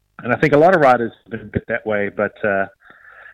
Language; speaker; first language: English; native; English